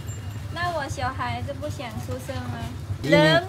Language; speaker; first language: Chinese; non-native, learner; Lao